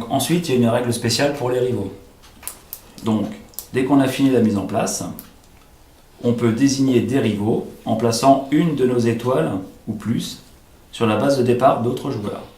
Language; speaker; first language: French; native; French